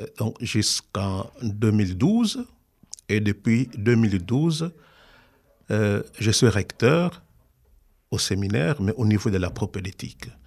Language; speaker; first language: French; non-native, local second language; Kongo